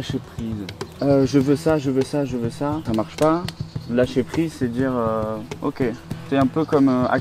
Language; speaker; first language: French; native; French